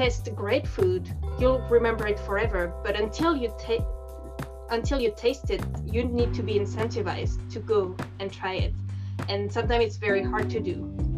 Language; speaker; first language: English; non-native, fluent; French